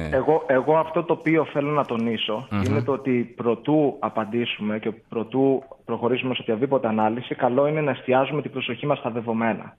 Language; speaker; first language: Greek; native; Greek